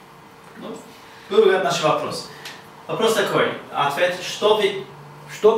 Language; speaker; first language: Russian; non-native, learner; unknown